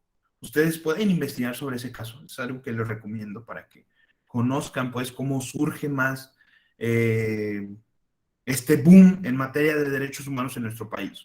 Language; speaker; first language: Spanish; native; Spanish